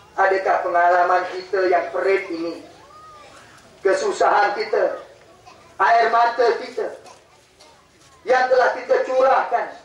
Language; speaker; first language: Malay; native; Malay